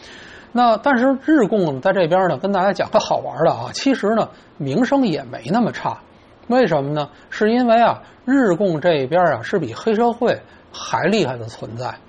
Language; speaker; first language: Chinese; native; Chinese